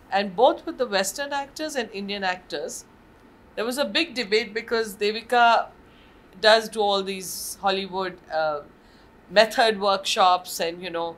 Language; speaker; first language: English; non-native, local second language; Marathi